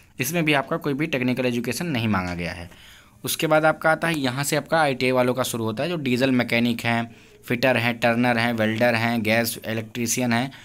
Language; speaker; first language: Hindi; native; Hindi